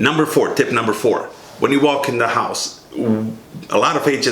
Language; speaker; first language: English; native; English